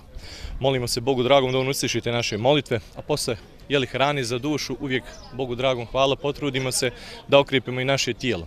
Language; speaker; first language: Serbian; native; Serbian